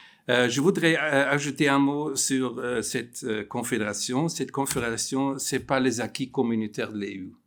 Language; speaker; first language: French; non-native, fluent; German